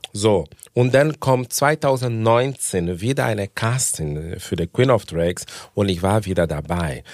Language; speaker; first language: German; non-native, fluent; Portuguese